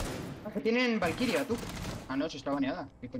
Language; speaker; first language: Spanish; native; Spanish